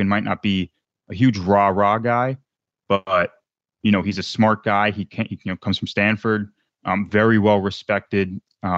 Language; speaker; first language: English; native; English